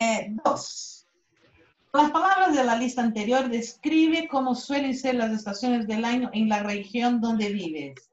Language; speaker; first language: Spanish; non-native, fluent; Portuguese